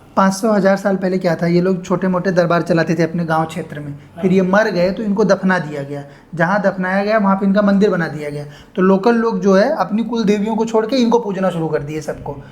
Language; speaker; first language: Hindi; non-native, local second language; Marathi